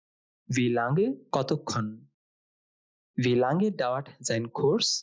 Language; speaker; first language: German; non-native, fluent; Bangla